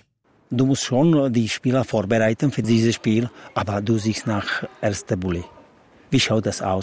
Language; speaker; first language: German; non-native, fluent; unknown